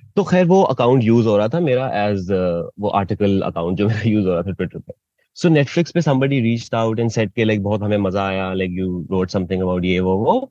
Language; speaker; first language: Urdu; native; Urdu